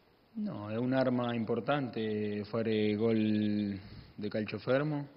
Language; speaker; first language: Italian; non-native, fluent; Spanish